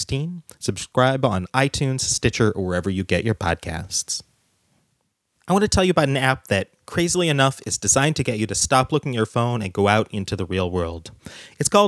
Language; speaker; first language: English; native; English